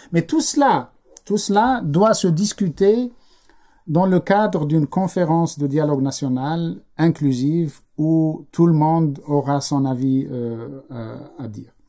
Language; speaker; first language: French; non-native, local second language; Arabic